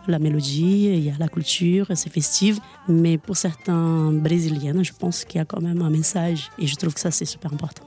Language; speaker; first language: French; non-native, fluent; Portuguese